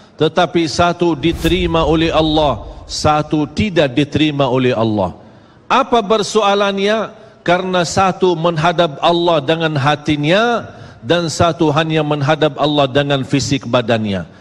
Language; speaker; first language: Malay; native; Malay